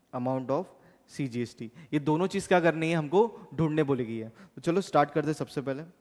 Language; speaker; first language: Hindi; native; Hindi